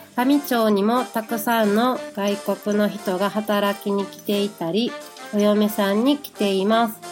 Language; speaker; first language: Japanese; native; Japanese